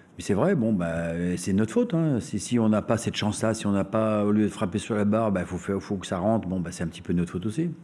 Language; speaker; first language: French; native; French